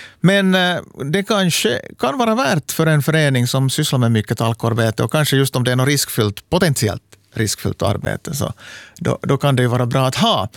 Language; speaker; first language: Swedish; native; Swedish